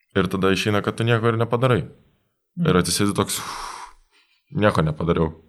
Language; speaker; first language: Lithuanian; native; Lithuanian